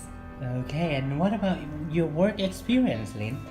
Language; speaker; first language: English; non-native, fluent; Thai